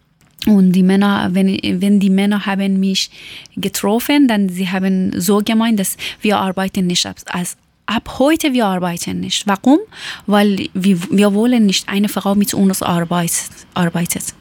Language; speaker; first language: German; non-native, learner; Persian